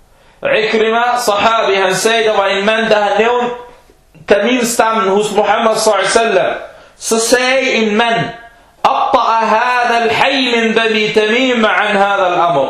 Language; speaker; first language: Danish; non-native, fluent; Arabic